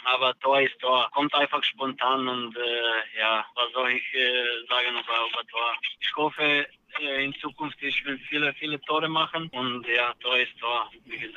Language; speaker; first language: German; non-native, learner; Serbian